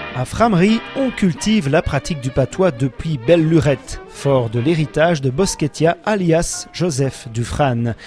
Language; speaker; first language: French; native; French